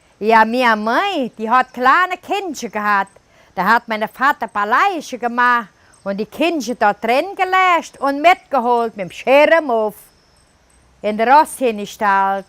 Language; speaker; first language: German; early bilingual, heritage; German